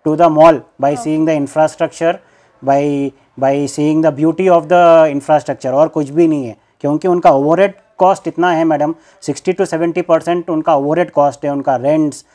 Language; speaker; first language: Hindi; non-native, local second language; Telugu